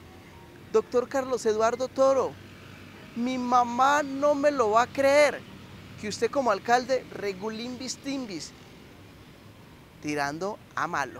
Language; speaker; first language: Spanish; native; Spanish